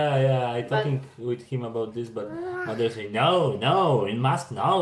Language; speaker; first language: English; non-native, learner; Polish